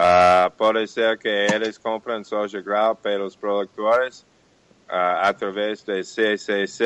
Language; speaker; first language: Portuguese; non-native, fluent; English